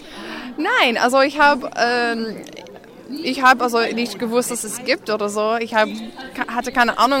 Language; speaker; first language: German; non-native, fluent; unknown